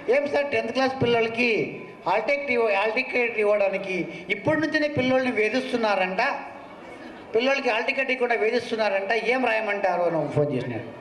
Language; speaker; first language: Telugu; non-native, local second language; Kannada